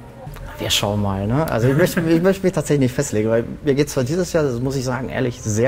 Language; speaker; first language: German; native; German